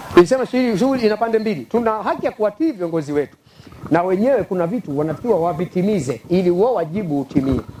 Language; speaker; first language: Swahili; native; Swahili